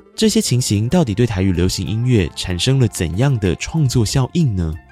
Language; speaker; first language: Chinese; native; Chinese